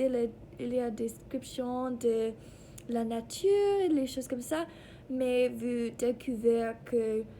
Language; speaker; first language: French; non-native, learner; English